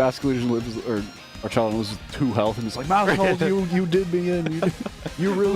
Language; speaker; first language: English; native; English